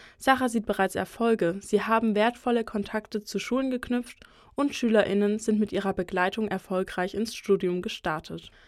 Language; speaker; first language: German; native; German